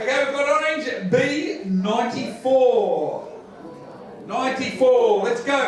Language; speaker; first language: English; native; English